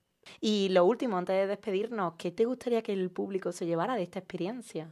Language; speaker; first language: Spanish; native; Spanish